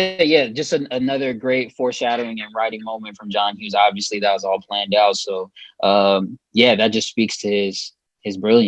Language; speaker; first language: English; native; English